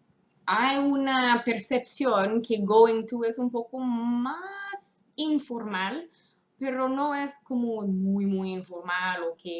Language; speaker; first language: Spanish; non-native, fluent; English